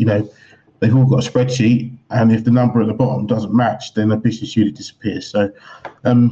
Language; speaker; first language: English; native; English